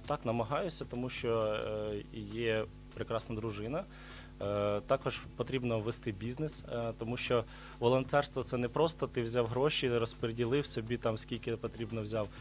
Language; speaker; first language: Ukrainian; native; Ukrainian